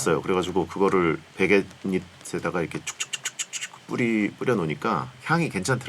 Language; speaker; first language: Korean; native; Korean